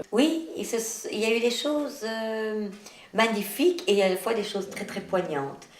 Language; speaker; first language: French; native; French